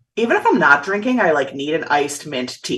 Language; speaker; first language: English; native; English